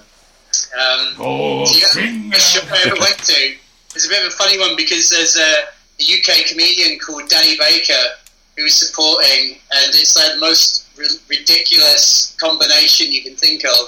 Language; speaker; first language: English; native; English